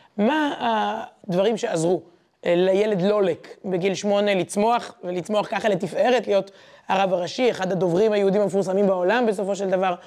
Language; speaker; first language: Hebrew; native; Hebrew